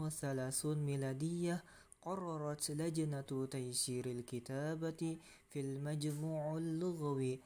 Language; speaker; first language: Arabic; non-native, learner; Indonesian